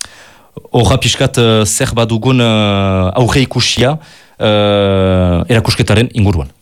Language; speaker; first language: Basque; native; Basque